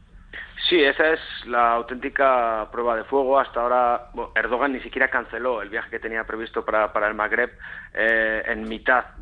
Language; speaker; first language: Spanish; native; Spanish